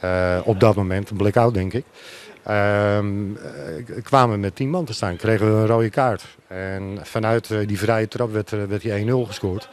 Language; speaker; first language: Dutch; native; Dutch